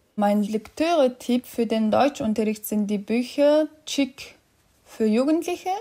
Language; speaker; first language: German; non-native, fluent; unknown